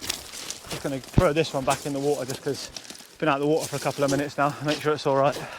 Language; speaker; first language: English; native; English